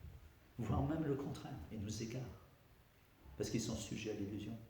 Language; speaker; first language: French; native; French